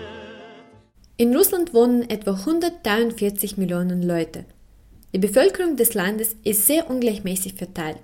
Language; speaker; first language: German; non-native, fluent; Russian